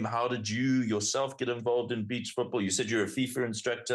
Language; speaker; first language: English; native; English